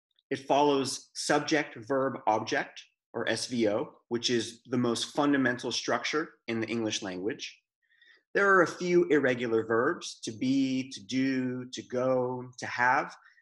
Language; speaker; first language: English; native; English